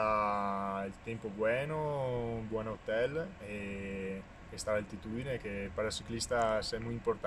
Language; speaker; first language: Spanish; non-native, learner; Italian